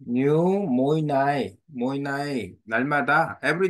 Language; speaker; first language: Vietnamese; non-native, learner; Korean